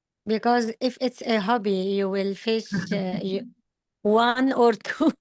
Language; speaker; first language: English; non-native, learner; Arabic